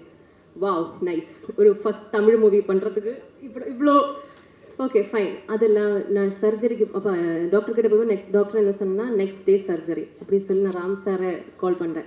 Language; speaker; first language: Tamil; non-native, learner; Malayalam